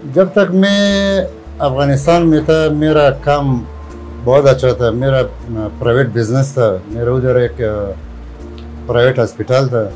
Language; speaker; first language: Hindi; non-native, fluent; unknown